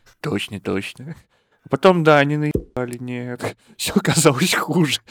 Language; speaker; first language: Russian; native; Russian